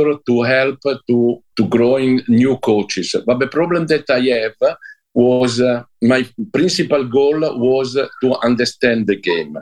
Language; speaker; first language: English; non-native, learner; Italian